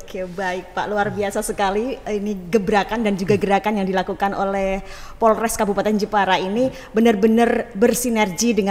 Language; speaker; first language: Indonesian; native; Indonesian